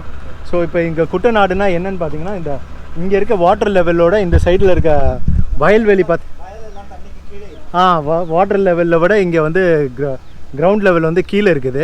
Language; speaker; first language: Tamil; native; Tamil